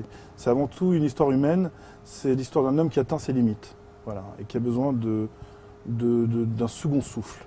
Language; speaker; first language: French; native; French